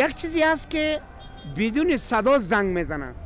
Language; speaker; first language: Persian; native; Persian